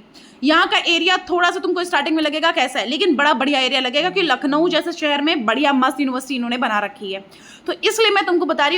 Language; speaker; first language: Hindi; native; Hindi